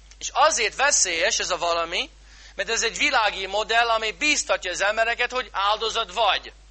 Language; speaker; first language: Hungarian; non-native, fluent; English